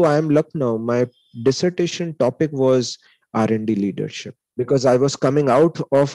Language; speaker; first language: English; non-native, local second language; Hindi